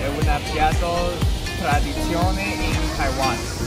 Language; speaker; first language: Italian; non-native, learner; Chinese